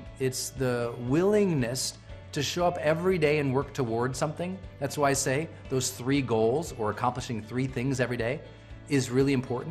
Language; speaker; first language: English; native; English